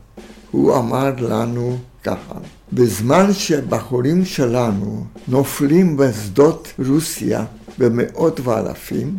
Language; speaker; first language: Hebrew; non-native, fluent; Romanian